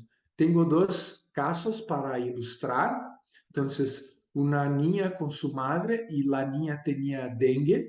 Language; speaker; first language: Spanish; non-native, fluent; Portuguese